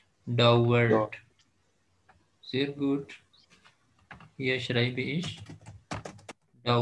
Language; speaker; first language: German; non-native, fluent; Urdu